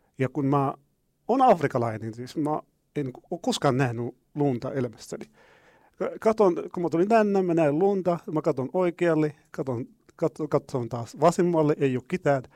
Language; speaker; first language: Finnish; non-native, fluent; Arabic